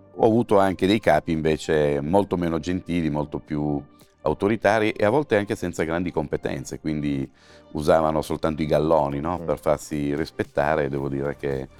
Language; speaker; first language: Italian; native; Italian